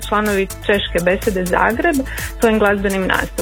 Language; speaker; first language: Croatian; native; Croatian